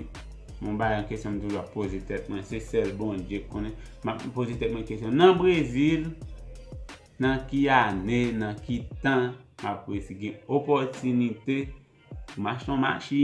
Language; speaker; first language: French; non-native, local second language; Haitian Creole